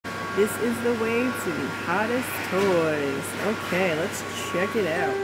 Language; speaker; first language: English; native; English